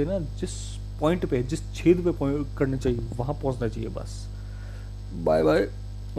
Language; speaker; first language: Hindi; native; Hindi